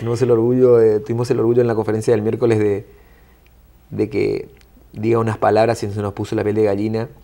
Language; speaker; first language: Spanish; native; Spanish